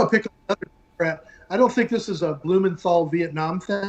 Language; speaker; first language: English; native; English